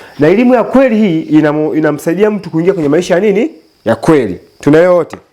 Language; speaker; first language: Swahili; native; Swahili